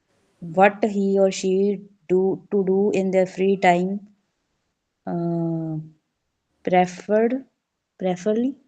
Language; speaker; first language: English; non-native, local second language; Hindi